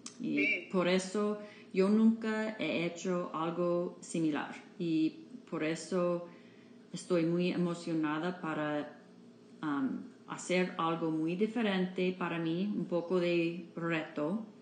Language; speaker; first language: Spanish; non-native, fluent; English